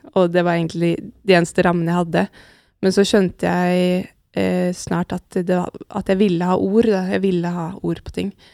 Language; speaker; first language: Norwegian; native; Norwegian